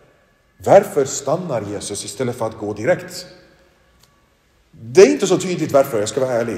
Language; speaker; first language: Swedish; non-native, local second language; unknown